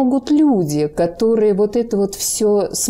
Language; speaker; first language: Russian; native; Russian